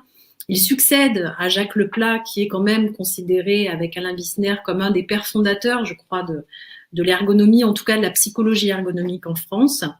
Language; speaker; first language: French; native; French